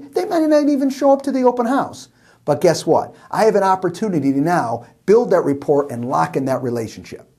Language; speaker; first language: English; native; English